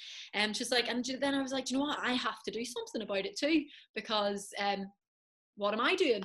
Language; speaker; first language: English; native; English